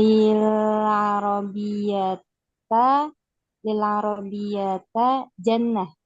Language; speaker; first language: Arabic; non-native, learner; Indonesian